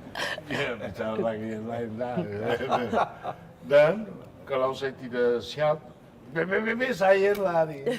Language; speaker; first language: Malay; non-native, fluent; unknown